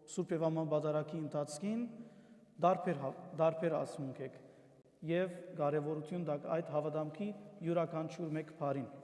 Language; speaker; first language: Armenian; native; Armenian